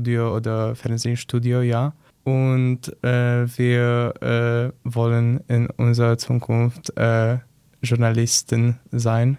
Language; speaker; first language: German; non-native, learner; Polish